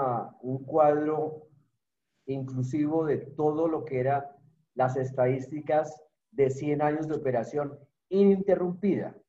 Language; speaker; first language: Spanish; native; Spanish